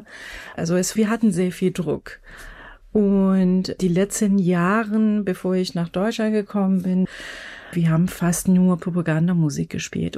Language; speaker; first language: German; non-native, fluent; Persian